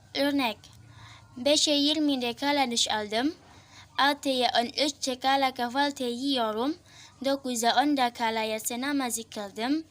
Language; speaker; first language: Turkish; non-native, learner; Indonesian